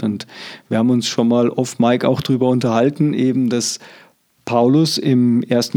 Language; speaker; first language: German; native; German